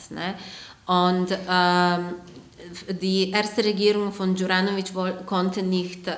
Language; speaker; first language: German; non-native, fluent; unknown